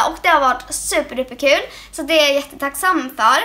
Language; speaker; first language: Swedish; native; Swedish